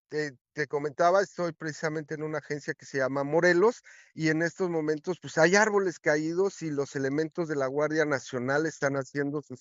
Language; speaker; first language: Spanish; native; Spanish